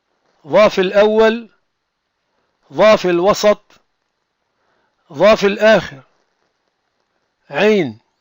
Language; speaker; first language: Arabic; non-native, fluent; French